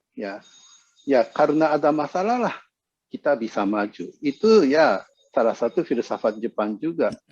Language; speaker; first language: Indonesian; non-native, fluent; Japanese